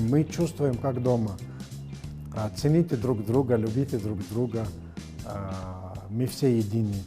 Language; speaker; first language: Russian; non-native, learner; Arabic